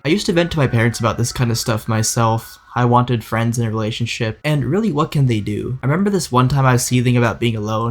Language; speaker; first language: English; native; English